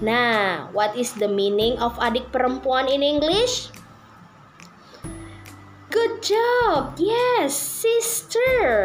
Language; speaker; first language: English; non-native, learner; Indonesian